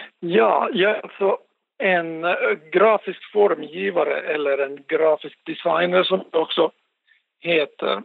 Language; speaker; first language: Swedish; non-native, local second language; Finnish